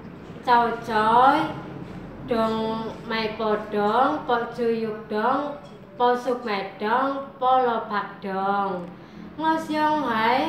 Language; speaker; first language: Cantonese; non-native, learner; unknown